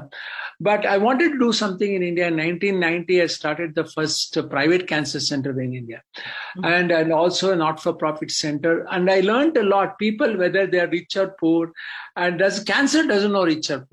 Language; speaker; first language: English; non-native, local second language; Kannada